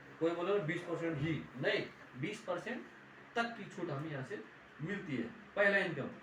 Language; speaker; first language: Hindi; non-native, local second language; Marathi